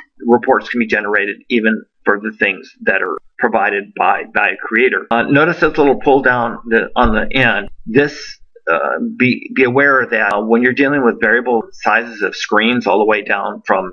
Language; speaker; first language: English; native; English